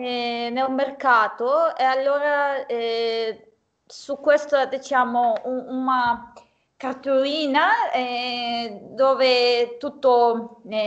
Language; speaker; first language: Italian; non-native, fluent; Serbian